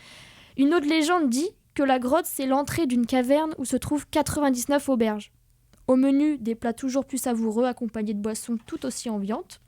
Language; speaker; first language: French; native; French